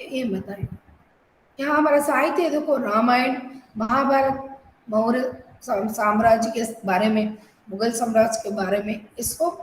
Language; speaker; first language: Hindi; non-native, local second language; Telugu